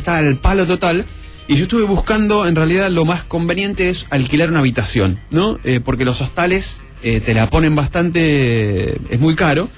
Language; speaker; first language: Spanish; native; Spanish